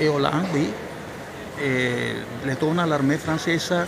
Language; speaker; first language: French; non-native, learner; Spanish